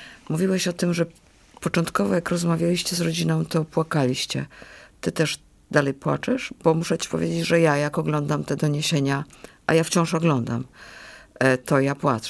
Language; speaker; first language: Polish; native; Polish